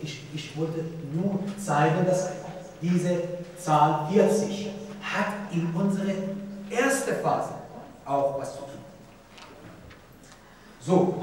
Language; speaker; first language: German; non-native, fluent; Persian